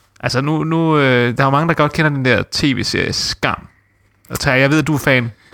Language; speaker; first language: Danish; native; Danish